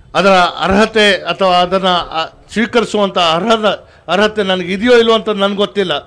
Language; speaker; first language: Kannada; non-native, local second language; Urdu